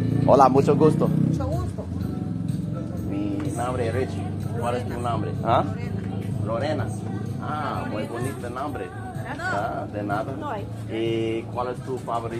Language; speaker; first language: Spanish; non-native, learner; English